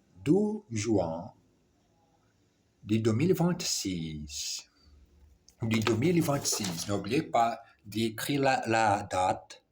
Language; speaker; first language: French; non-native, learner; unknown